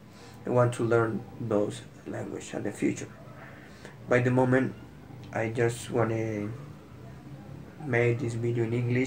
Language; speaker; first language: English; non-native, learner; Spanish